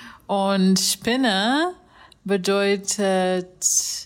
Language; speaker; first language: German; non-native, learner; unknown